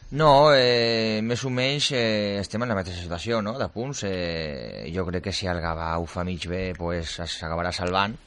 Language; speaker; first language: Catalan; non-native, local second language; Spanish